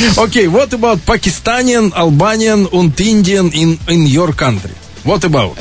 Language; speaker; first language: English; non-native, learner; Russian